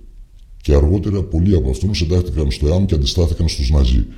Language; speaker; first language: Greek; native; Greek